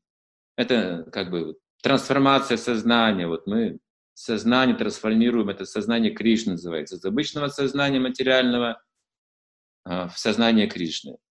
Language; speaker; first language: Russian; native; Russian